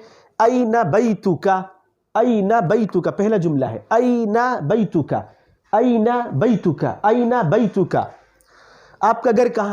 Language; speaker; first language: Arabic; non-native, fluent; Urdu